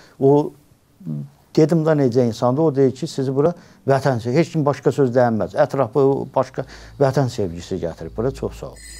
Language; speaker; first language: Azerbaijani; native; Azerbaijani